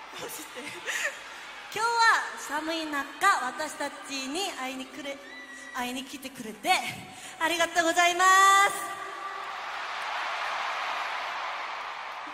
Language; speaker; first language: Japanese; non-native, learner; Korean